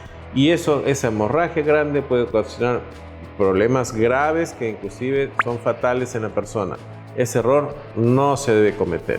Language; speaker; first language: Spanish; native; Spanish